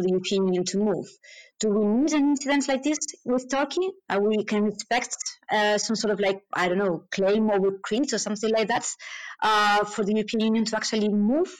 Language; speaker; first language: English; non-native, fluent; Spanish